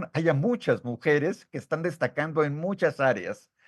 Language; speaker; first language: Spanish; native; Spanish